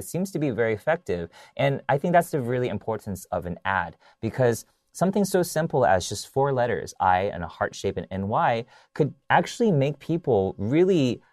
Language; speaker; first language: English; early bilingual, other home language; Chinese